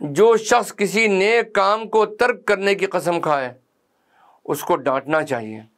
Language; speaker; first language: Urdu; native; Urdu